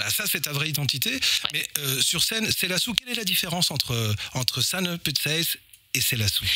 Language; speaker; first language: French; native; French